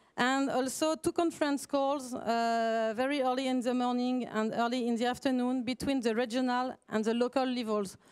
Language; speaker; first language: English; non-native, fluent; French